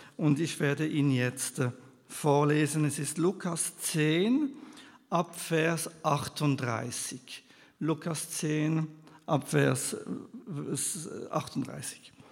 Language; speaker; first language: German; non-native, local second language; French